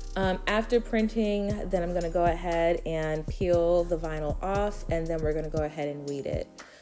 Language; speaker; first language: English; native; English